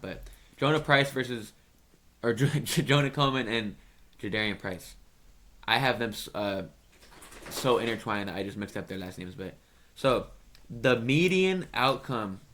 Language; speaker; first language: English; native; English